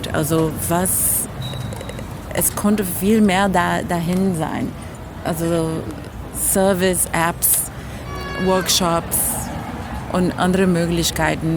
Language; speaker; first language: German; non-native, fluent; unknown